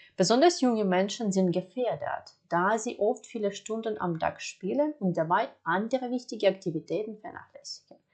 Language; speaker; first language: German; non-native, fluent; Ukrainian